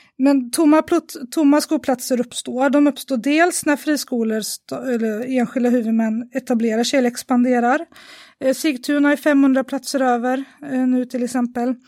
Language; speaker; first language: Swedish; native; Swedish